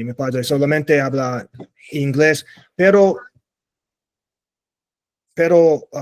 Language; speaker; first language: Spanish; non-native, learner; English